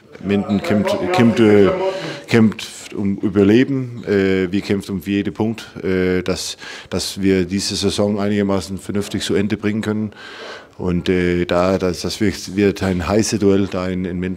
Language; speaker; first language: German; non-native, fluent; Danish